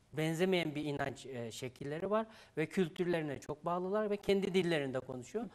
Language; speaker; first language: Turkish; non-native, fluent; Uyghur